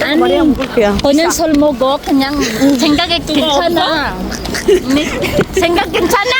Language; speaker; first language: Korean; non-native, learner; Filipino